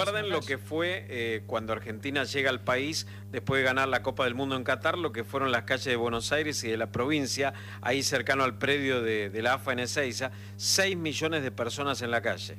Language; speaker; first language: Spanish; native; Spanish